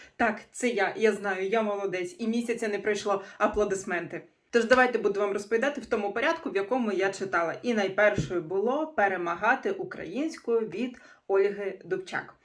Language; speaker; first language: Ukrainian; non-native, local second language; Russian